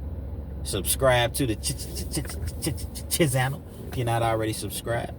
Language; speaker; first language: English; native; English